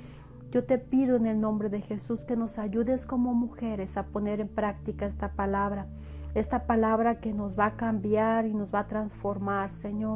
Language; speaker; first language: Spanish; native; Spanish